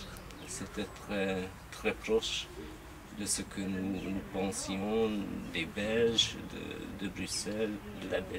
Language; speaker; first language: French; non-native, fluent; Hungarian